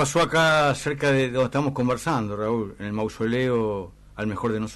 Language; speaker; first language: Spanish; native; Spanish